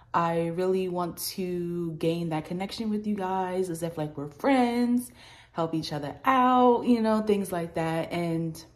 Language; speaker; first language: English; native; English